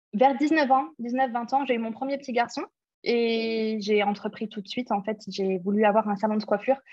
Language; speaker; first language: French; early bilingual, other home language; English